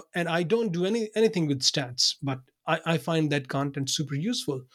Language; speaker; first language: English; non-native, local second language; Urdu